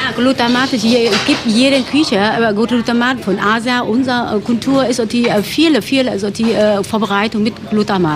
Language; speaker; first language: German; non-native, learner; Vietnamese